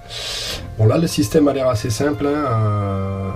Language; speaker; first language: French; native; French